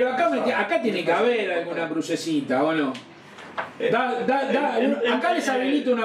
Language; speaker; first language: Spanish; native; Spanish